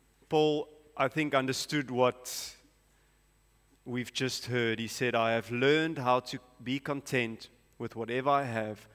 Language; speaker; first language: English; non-native, local second language; Afrikaans